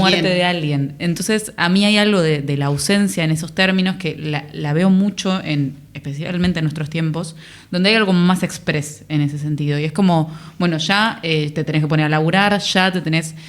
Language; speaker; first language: Spanish; native; Spanish